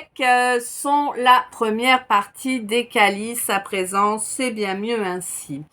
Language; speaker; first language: French; native; French